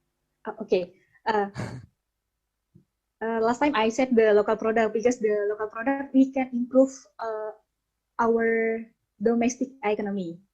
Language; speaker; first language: English; non-native, learner; Indonesian